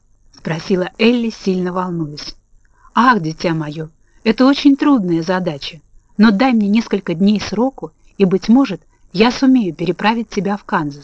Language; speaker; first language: Russian; native; Russian